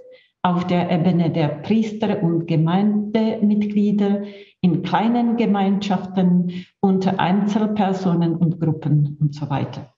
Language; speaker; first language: German; non-native, fluent; Czech